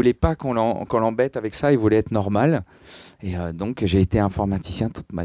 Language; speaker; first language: French; native; French